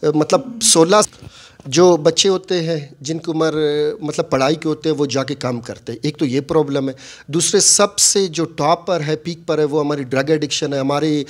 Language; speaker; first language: Urdu; non-native, local second language; Baluchi